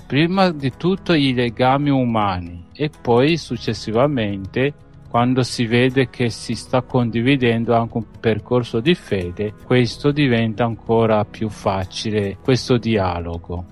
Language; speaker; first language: Italian; non-native, fluent; Kinyarwanda